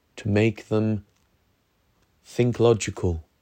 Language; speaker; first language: English; non-native, fluent; Norwegian